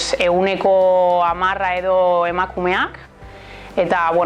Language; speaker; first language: Basque; non-native, local second language; Spanish